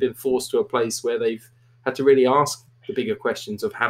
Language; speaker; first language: English; native; English